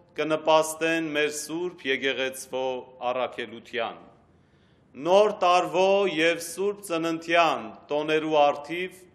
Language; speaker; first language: Armenian; early bilingual, heritage; Armenian